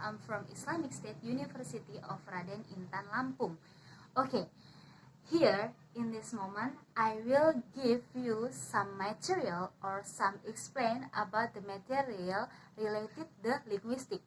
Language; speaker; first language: English; non-native, learner; Indonesian